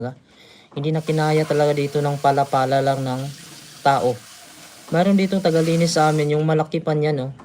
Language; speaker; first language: Filipino; native; Filipino